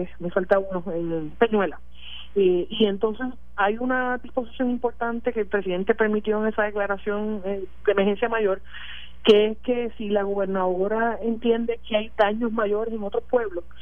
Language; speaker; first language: Spanish; native; Spanish